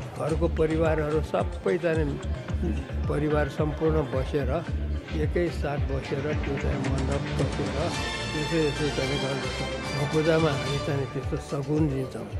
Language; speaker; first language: Nepali; non-native, local second language; Newari